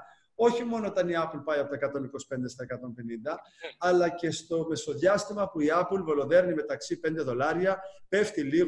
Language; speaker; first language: Greek; native; Greek